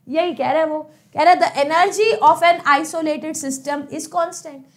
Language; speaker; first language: Hindi; native; Hindi